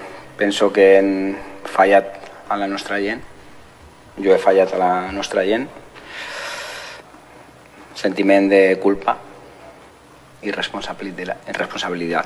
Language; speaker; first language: Catalan; non-native, fluent; Spanish